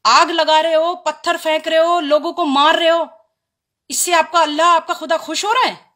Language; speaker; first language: Hindi; native; Hindi